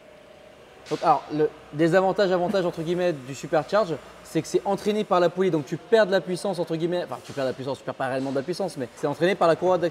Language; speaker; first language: French; native; French